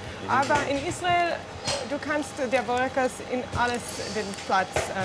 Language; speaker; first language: German; non-native, learner; Hebrew